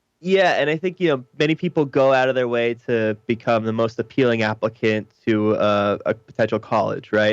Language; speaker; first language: English; native; English